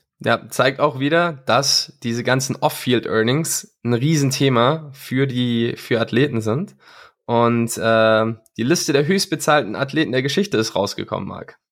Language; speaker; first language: German; native; German